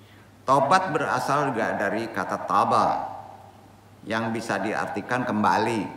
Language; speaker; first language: Indonesian; native; Indonesian